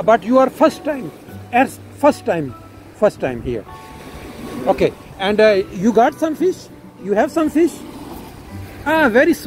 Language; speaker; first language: English; non-native, local second language; Urdu